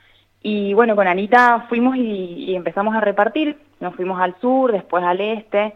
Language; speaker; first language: Spanish; native; Spanish